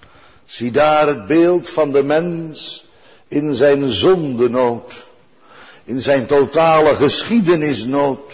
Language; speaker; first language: Dutch; native; Dutch